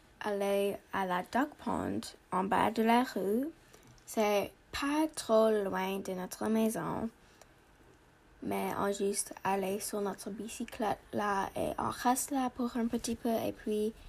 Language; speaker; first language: French; non-native, learner; English